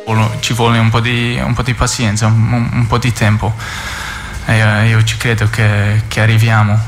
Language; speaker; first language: Italian; non-native, fluent; English